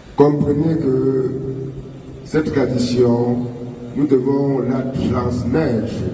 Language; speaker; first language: French; non-native, local second language; Ghomala